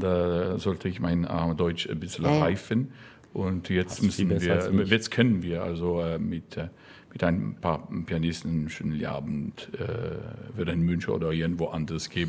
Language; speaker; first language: German; non-native, fluent; French